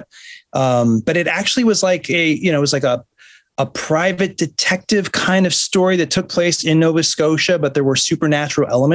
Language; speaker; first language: English; native; English